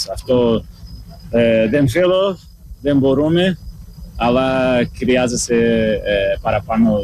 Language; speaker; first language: Greek; non-native, learner; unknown